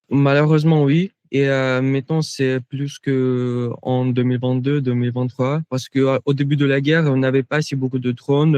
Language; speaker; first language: French; non-native, fluent; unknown